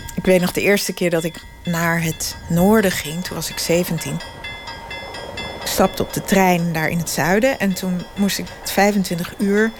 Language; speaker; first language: Dutch; non-native, fluent; Swedish